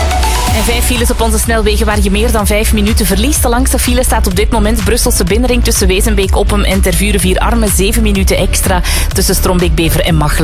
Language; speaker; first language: Dutch; native; Dutch